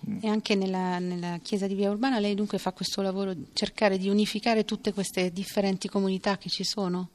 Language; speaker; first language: Italian; native; Italian